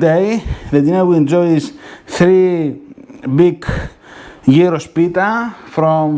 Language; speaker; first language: English; non-native, learner; Greek